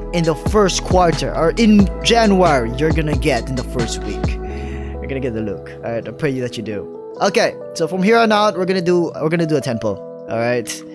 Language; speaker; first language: English; non-native, local second language; Filipino